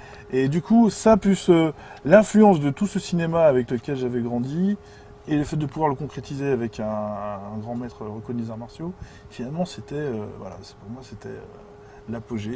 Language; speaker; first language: French; native; French